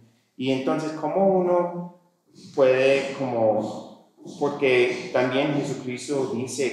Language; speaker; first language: Spanish; non-native, fluent; English